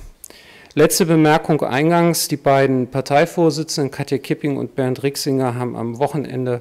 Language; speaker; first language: German; native; German